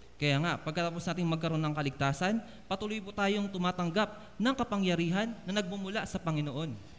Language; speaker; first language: Filipino; native; Filipino